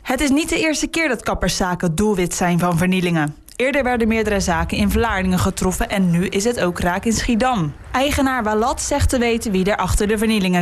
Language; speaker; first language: Dutch; native; Dutch